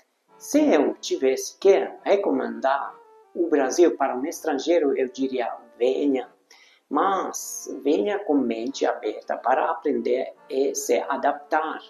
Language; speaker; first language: Portuguese; non-native, fluent; Hungarian